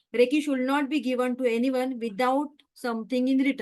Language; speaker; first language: Hindi; non-native, local second language; Marathi